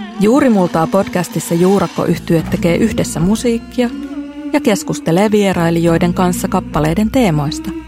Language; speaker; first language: Finnish; native; Finnish